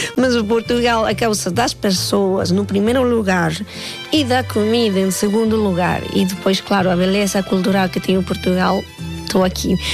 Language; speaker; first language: Portuguese; non-native, fluent; Spanish